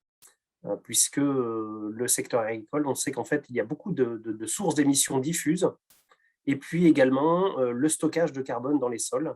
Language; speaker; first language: French; native; French